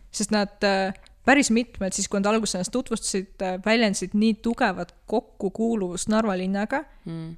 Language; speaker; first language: Estonian; non-native, local second language; Russian